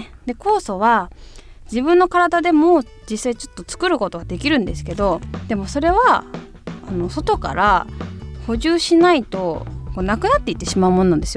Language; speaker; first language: Japanese; native; Japanese